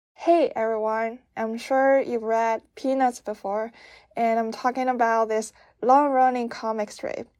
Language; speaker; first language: English; non-native, fluent; Chinese